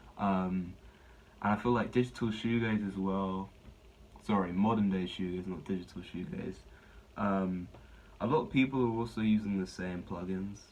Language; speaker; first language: English; native; English